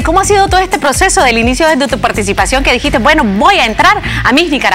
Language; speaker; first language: Spanish; native; Spanish